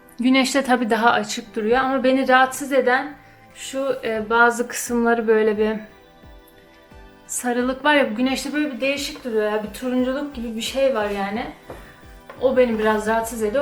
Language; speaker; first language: Turkish; early bilingual, other home language; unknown